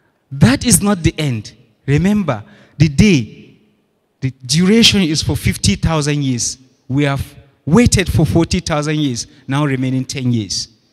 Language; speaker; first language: English; non-native, local second language; Hausa